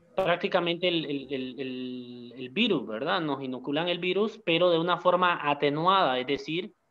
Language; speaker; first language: Spanish; native; Spanish